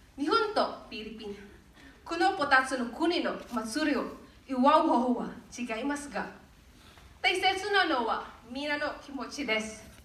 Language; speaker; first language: Japanese; non-native, learner; Filipino